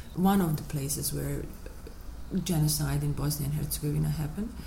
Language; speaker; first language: English; non-native, fluent; Bosnian